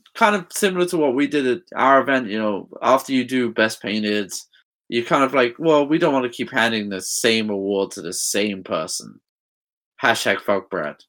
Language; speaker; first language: English; native; English